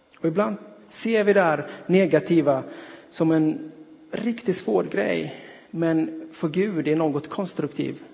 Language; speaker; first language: Swedish; non-native, fluent; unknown